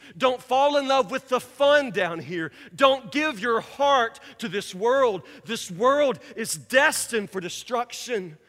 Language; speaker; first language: English; native; English